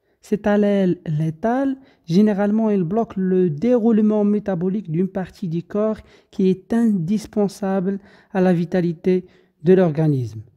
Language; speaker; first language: French; non-native, local second language; Arabic